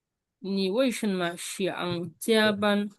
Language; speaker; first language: Chinese; non-native, fluent; Bangla